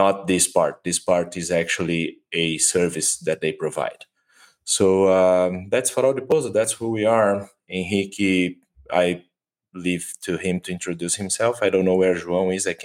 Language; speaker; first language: English; non-native, fluent; Portuguese